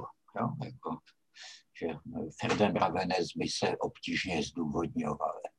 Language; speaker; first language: Czech; native; Czech